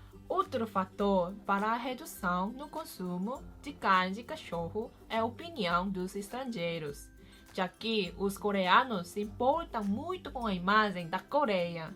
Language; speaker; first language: Portuguese; non-native, fluent; Korean